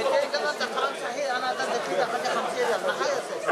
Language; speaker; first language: Arabic; non-native, learner; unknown